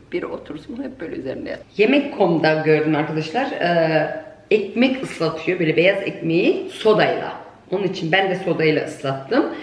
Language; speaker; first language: Turkish; early bilingual, heritage; Turkish